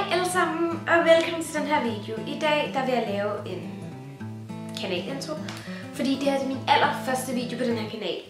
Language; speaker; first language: Danish; native; Danish